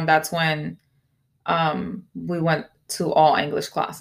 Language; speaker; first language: English; early bilingual, other home language; Spanish